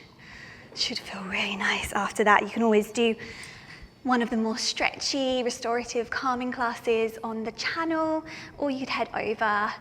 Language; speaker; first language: English; native; English